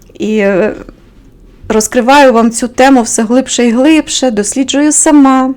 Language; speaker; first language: Ukrainian; native; Ukrainian